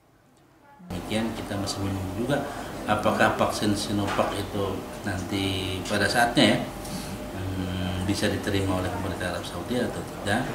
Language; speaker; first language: Indonesian; native; Indonesian